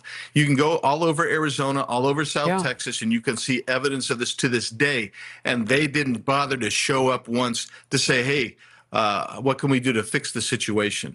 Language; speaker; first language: English; native; English